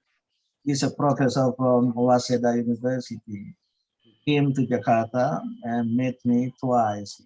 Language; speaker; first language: English; non-native, fluent; Indonesian